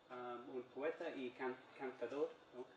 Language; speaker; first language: Spanish; non-native, learner; English